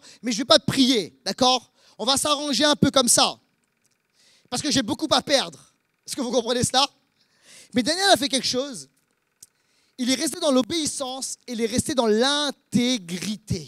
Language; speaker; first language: French; native; French